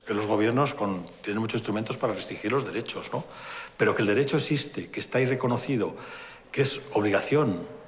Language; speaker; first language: Spanish; native; Spanish